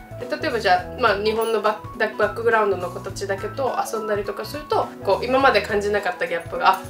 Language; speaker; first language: Japanese; native; Japanese